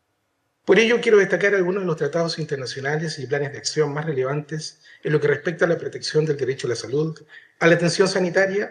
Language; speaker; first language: Spanish; native; Spanish